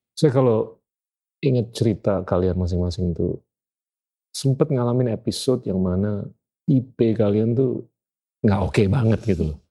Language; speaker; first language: Indonesian; native; Indonesian